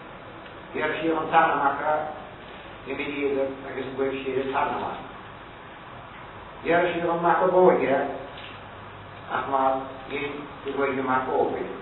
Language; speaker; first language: Irish; native; Irish